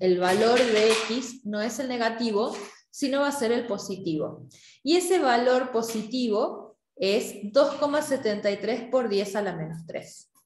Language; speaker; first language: Spanish; native; Spanish